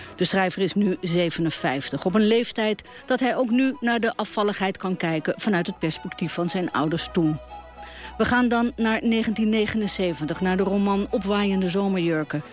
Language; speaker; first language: Dutch; native; Dutch